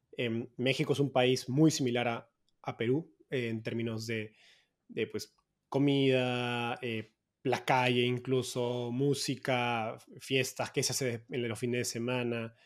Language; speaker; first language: Spanish; native; Spanish